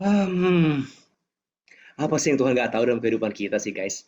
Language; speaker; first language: Indonesian; native; Indonesian